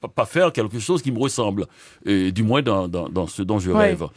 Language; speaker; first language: French; native; French